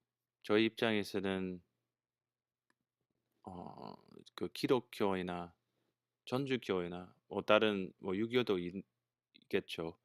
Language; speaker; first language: Korean; non-native, fluent; English